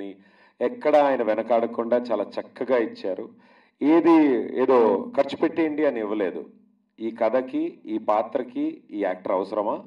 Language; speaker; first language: Telugu; native; Telugu